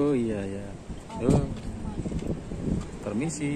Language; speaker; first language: Indonesian; non-native, local second language; Javanese